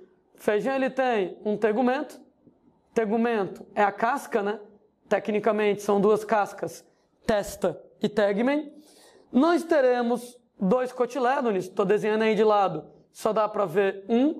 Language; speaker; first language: Portuguese; native; Portuguese